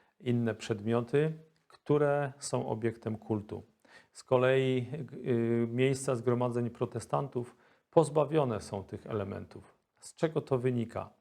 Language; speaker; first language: Polish; native; Polish